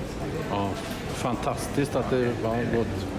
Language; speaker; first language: Swedish; early bilingual, heritage; Swedish